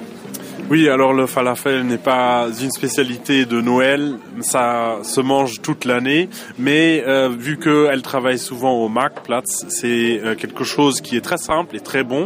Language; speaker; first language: French; non-native, fluent; German